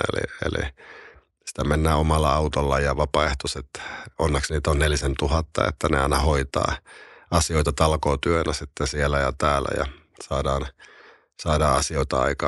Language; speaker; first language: Finnish; native; Finnish